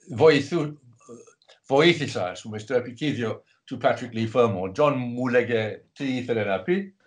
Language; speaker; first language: Greek; non-native, fluent; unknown